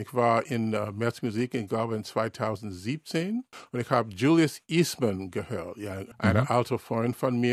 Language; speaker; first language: German; non-native, learner; English